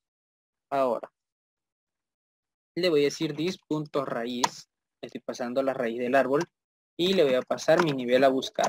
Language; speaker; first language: Spanish; native; Spanish